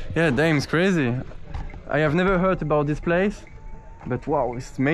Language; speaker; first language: English; non-native, learner; French